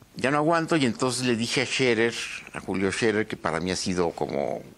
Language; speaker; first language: Spanish; native; Spanish